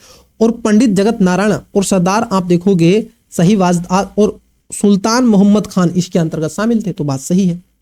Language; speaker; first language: Hindi; native; Hindi